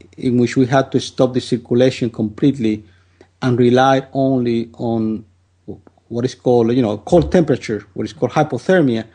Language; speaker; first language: English; non-native, fluent; Spanish